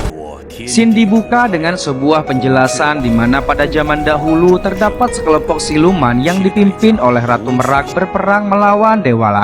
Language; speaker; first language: Indonesian; native; Indonesian